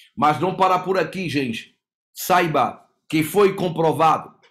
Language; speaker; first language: Portuguese; non-native, fluent; French